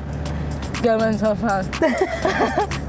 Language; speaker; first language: Welsh; native; Welsh